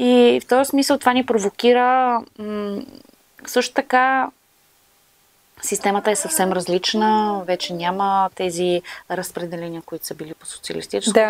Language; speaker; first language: Bulgarian; native; Bulgarian